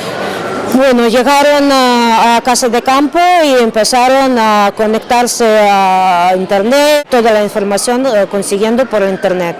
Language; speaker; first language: Spanish; non-native, fluent; Ukrainian